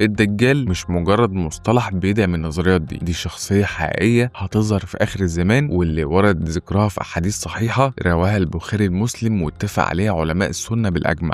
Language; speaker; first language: Arabic; native; Arabic